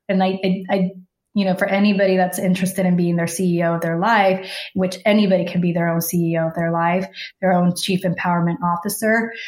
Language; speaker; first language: English; early bilingual, other home language; Spanish